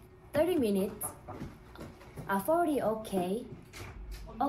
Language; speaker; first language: English; non-native, learner; Korean